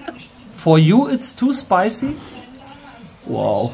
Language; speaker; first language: English; non-native, learner; German